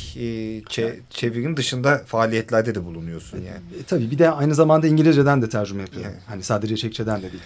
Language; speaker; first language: Turkish; native; Turkish